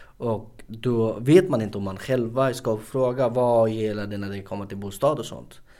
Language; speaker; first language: Swedish; non-native, fluent; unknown